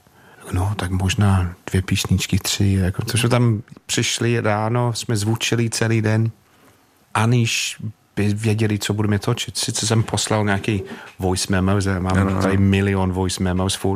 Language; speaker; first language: Czech; non-native, fluent; English